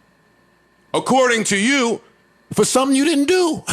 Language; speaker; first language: English; native; English